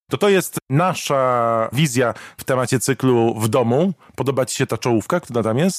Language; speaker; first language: Polish; native; Polish